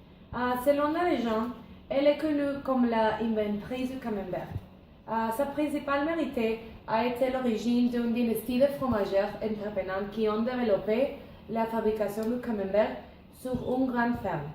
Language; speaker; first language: French; non-native, learner; Spanish